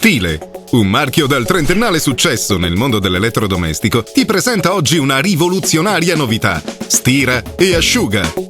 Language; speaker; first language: Italian; native; Italian